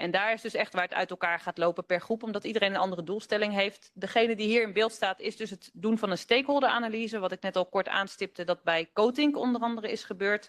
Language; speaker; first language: Dutch; native; Dutch